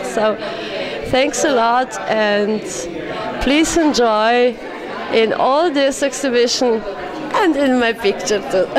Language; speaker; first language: English; non-native, fluent; Slovenian